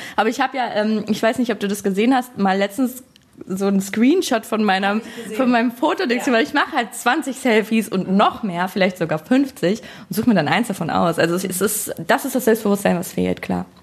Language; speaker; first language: German; native; German